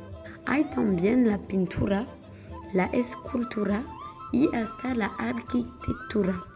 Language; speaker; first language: Spanish; non-native, learner; French